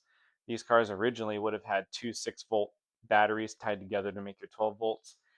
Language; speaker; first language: English; native; English